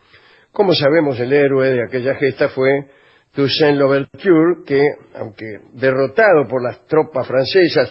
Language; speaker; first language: Spanish; native; Spanish